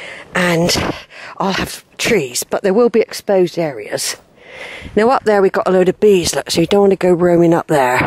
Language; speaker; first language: English; native; English